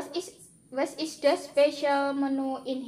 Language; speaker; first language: German; non-native, learner; Indonesian